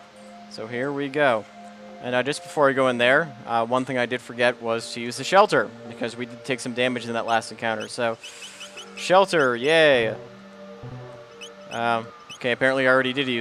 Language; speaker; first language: English; native; English